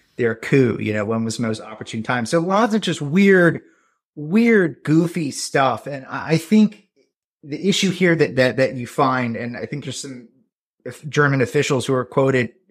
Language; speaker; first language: English; native; English